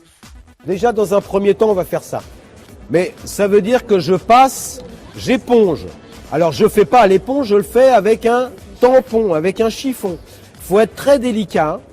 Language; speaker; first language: French; native; French